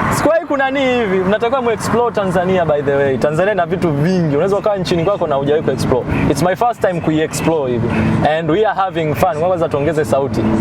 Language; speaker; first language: Swahili; native; Swahili